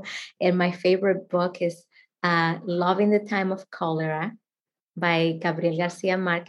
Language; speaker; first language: English; non-native, fluent; Spanish